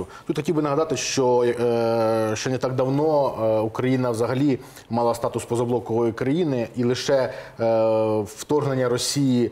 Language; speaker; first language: Ukrainian; native; Ukrainian